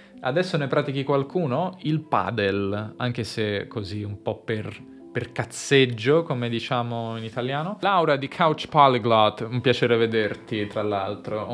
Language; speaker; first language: Italian; native; Italian